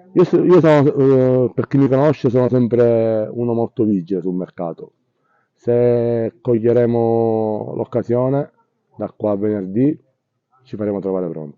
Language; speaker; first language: Italian; native; Italian